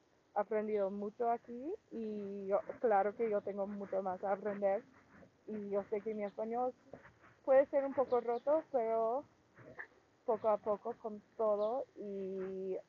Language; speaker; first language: Spanish; non-native, learner; English